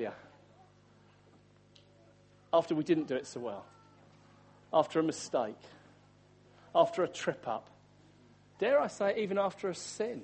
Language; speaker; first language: English; native; English